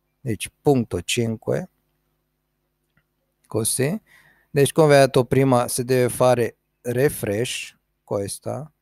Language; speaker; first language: Italian; non-native, learner; Romanian